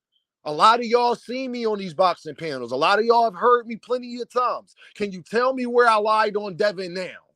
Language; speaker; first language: English; native; English